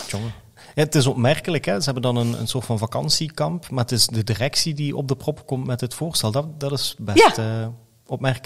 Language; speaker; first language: Dutch; native; Dutch